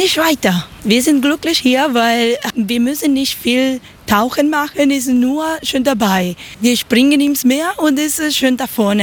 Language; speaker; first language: German; non-native, learner; Spanish